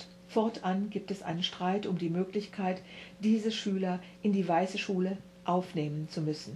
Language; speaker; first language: German; native; German